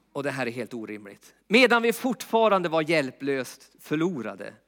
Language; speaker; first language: Swedish; native; Swedish